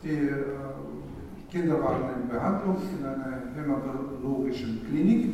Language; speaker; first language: German; non-native, fluent; Russian